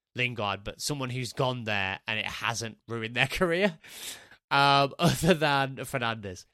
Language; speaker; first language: English; native; English